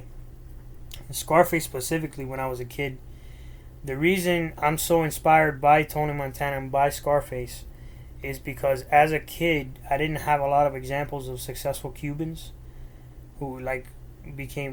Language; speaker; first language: English; early bilingual, other home language; Spanish